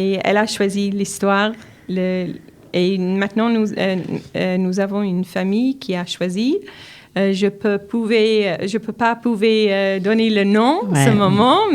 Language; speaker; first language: French; non-native, learner; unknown